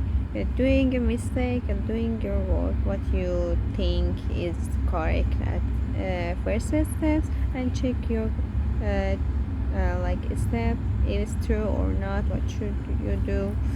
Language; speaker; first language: English; non-native, learner; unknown